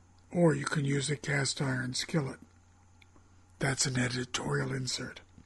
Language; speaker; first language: English; native; English